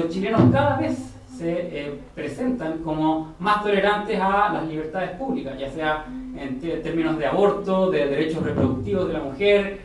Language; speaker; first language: Spanish; native; Spanish